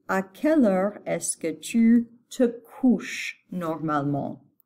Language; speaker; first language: French; non-native, fluent; English